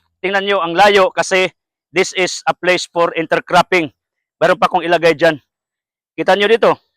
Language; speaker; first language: Filipino; non-native, local second language; Cebuano